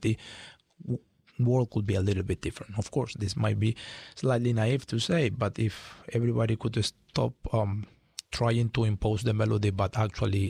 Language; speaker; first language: English; non-native, fluent; Spanish